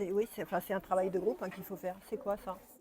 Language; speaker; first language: French; native; French